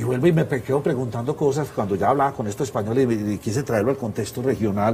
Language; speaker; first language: Spanish; native; Spanish